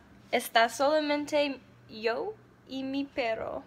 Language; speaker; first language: Spanish; non-native, learner; English